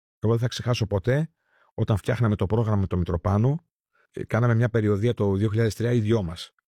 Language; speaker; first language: Greek; early bilingual, heritage; Greek